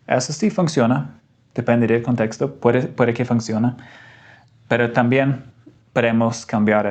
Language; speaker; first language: Spanish; non-native, fluent; English